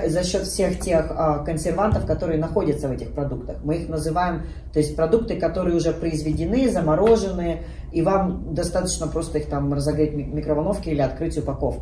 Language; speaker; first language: Russian; native; Russian